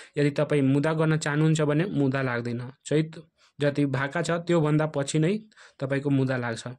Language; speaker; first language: Nepali; non-native, local second language; Bhojpuri